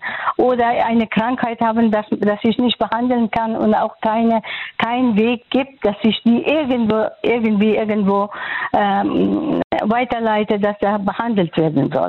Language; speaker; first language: German; non-native, fluent; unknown